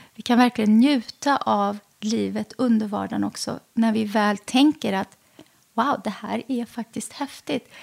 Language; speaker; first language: Swedish; early bilingual, other home language; Arabic